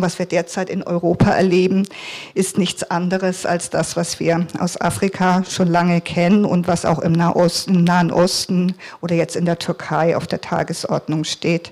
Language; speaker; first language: German; native; German